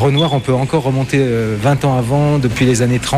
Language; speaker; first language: French; native; French